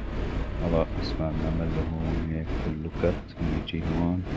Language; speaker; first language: Arabic; native; Arabic